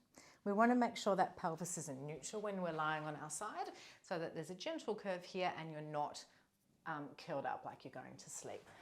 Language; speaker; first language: English; native; English